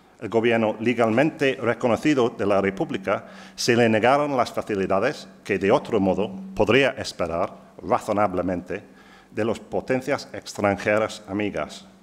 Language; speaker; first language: Spanish; non-native, fluent; English